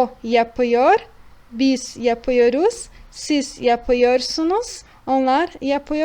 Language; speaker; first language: Turkish; non-native, fluent; Portuguese